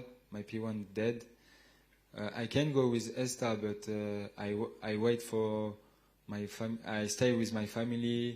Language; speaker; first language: English; non-native, learner; French